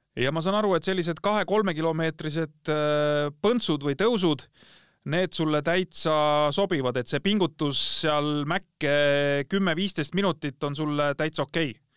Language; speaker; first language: Estonian; native; Estonian